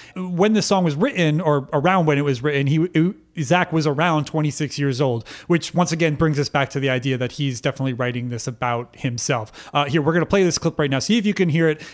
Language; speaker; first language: English; native; English